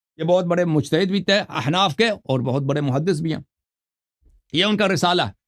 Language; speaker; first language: Urdu; non-native, fluent; Persian